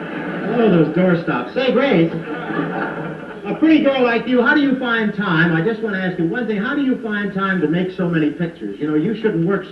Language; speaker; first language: English; native; English